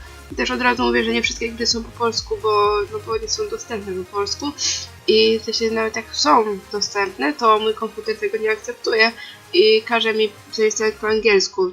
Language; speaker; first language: Polish; native; Polish